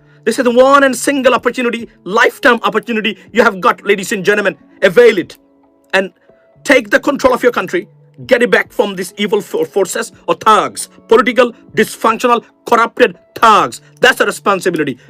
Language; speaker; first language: English; non-native, local second language; Bangla